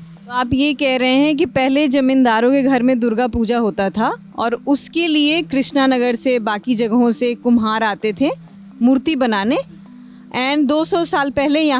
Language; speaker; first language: Hindi; native; Hindi